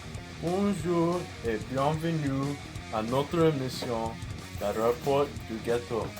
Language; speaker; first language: French; non-native, learner; English